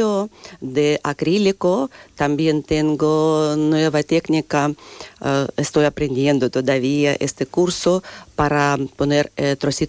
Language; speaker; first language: Spanish; non-native, fluent; Russian